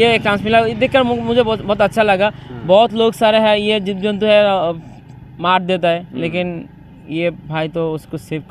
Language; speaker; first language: Hindi; non-native, learner; Bangla